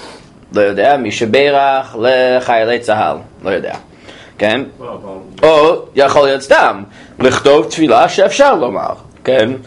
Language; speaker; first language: Hebrew; non-native, fluent; English